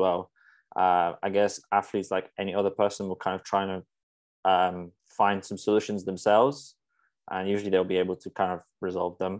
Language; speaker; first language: English; non-native, fluent; Polish